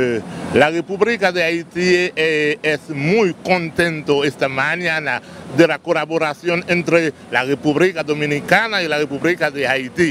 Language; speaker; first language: Spanish; non-native, local second language; Haitian Creole